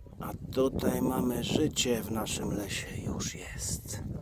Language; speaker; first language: Polish; native; Polish